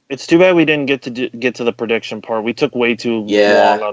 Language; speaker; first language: English; native; English